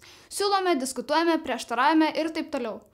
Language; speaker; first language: Lithuanian; native; Lithuanian